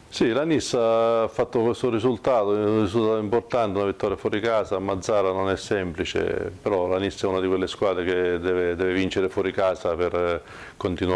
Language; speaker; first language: Italian; native; Italian